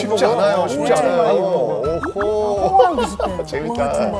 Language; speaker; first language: Korean; native; Korean